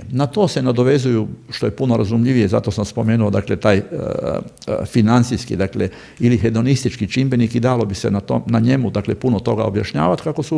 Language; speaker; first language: Croatian; native; Croatian